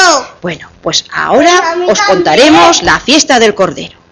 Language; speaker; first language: Spanish; native; Spanish